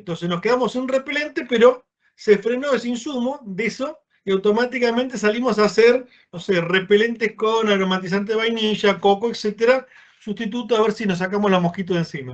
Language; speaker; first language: Spanish; native; Spanish